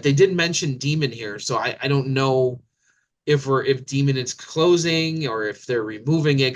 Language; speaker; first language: English; native; English